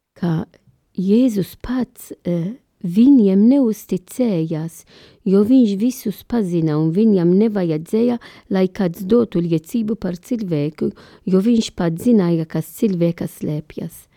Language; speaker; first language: Latvian; non-native, learner; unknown